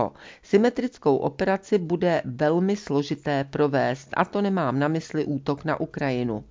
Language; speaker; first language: Czech; native; Czech